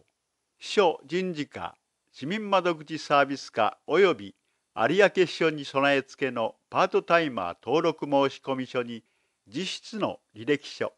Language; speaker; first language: Japanese; native; Japanese